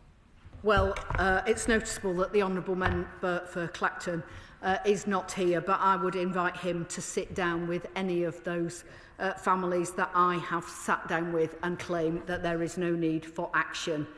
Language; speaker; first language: English; native; English